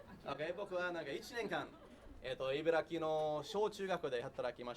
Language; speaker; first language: Japanese; non-native, learner; English